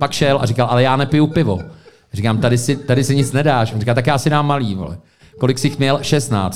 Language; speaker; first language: Czech; native; Czech